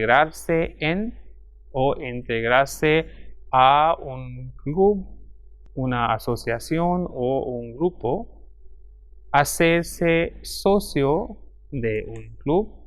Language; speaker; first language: Spanish; non-native, fluent; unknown